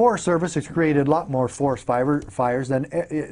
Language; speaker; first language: English; native; English